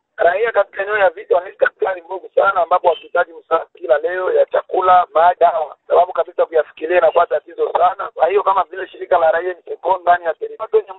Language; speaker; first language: Swahili; native; Swahili